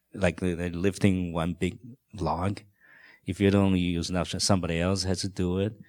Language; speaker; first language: English; non-native, fluent; Chinese